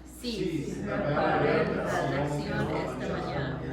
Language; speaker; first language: Spanish; non-native, learner; English